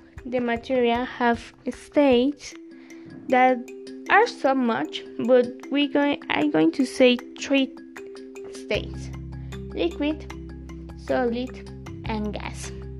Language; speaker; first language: English; non-native, learner; Spanish